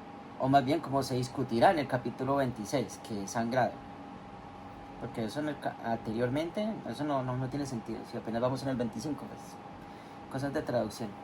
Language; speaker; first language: Spanish; native; Spanish